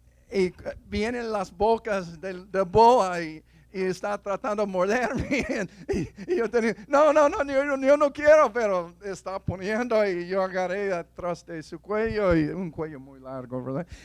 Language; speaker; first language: Spanish; non-native, fluent; English